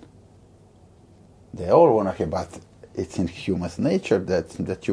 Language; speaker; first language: English; non-native, fluent; Croatian